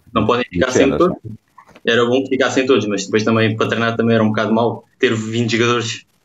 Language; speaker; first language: Portuguese; native; Portuguese